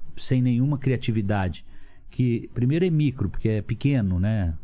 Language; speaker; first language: Portuguese; native; Portuguese